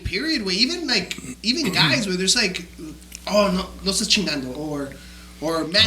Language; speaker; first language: English; early bilingual, other home language; Spanish